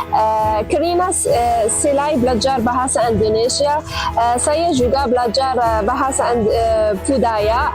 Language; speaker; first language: Indonesian; non-native, learner; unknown